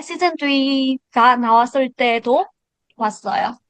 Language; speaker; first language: Korean; non-native, learner; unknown